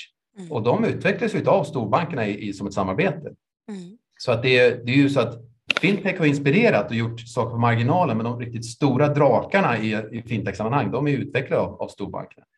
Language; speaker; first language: Swedish; native; Swedish